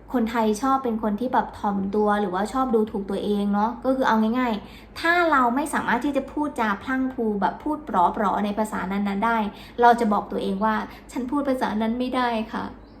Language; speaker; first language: Thai; native; Thai